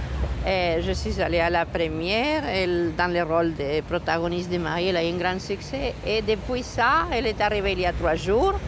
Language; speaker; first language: French; non-native, fluent; Spanish